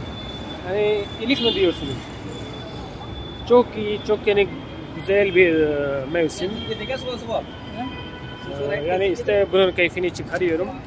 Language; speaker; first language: Turkish; non-native, fluent; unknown